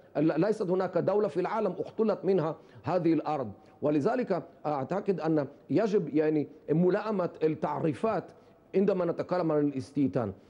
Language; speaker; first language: Arabic; non-native, fluent; Hebrew